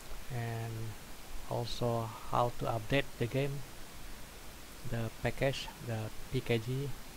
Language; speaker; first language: English; non-native, local second language; Malay